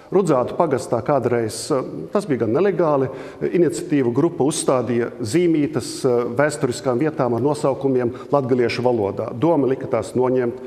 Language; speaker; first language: Latvian; native; Latvian